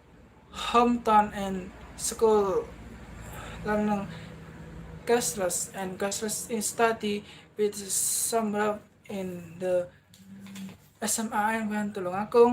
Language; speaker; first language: English; non-native, learner; Indonesian